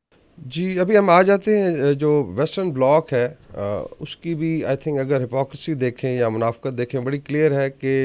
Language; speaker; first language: Urdu; native; Urdu